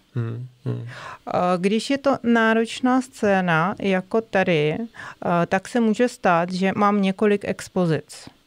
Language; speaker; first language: Czech; non-native, fluent; Russian